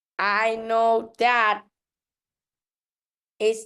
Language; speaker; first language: English; non-native, learner; Vietnamese